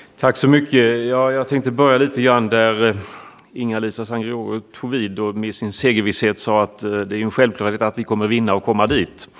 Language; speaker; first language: Swedish; native; Swedish